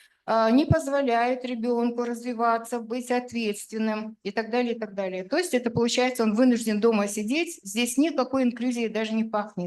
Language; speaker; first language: Russian; native; Russian